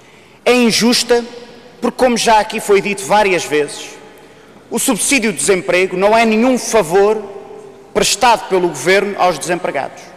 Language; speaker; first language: Portuguese; native; Portuguese